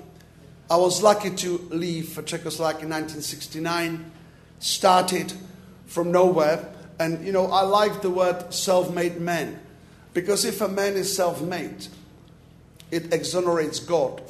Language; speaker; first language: English; non-native, fluent; Czech